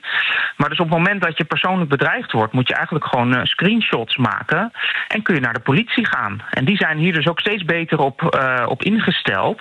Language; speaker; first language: Dutch; native; Dutch